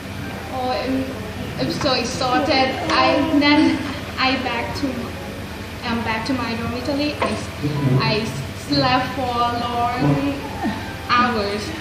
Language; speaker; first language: English; non-native, learner; Thai